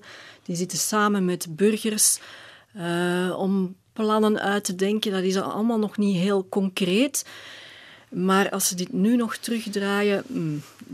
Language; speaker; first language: Dutch; native; Dutch